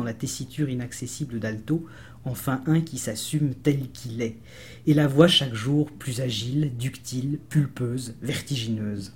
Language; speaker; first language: French; native; French